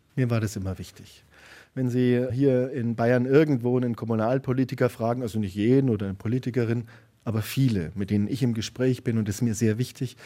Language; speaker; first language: German; native; German